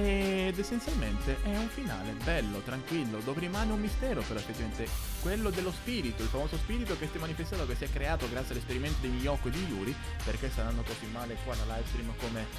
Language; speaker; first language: Italian; native; Italian